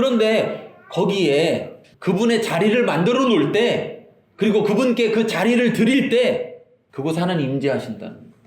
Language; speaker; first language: Korean; native; Korean